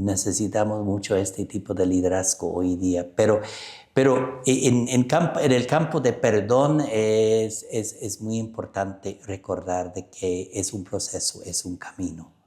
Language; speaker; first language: Spanish; non-native, fluent; English